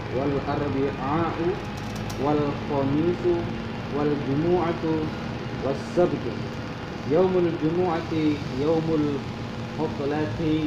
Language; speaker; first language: Arabic; non-native, learner; Indonesian